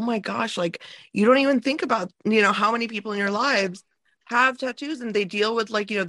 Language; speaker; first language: English; native; English